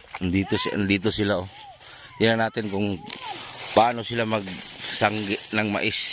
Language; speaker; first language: Filipino; non-native, local second language; Cebuano